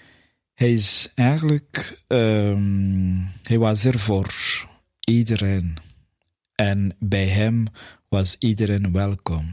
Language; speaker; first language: Dutch; non-native, fluent; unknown